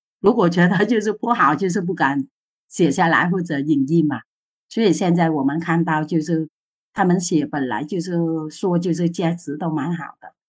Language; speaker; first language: Chinese; non-native, fluent; Vietnamese